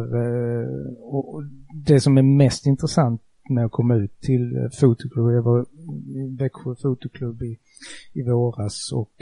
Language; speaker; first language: Swedish; native; Swedish